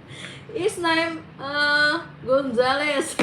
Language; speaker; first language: English; non-native, learner; Indonesian